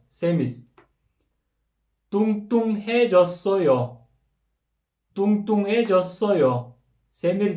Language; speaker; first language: Korean; non-native, fluent; Kyrgyz